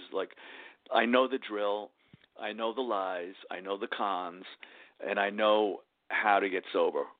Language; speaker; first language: English; native; English